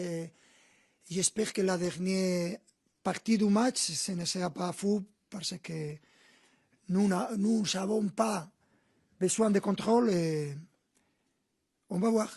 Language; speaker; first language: French; non-native, fluent; Spanish